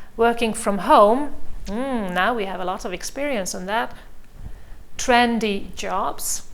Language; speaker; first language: English; non-native, fluent; Hungarian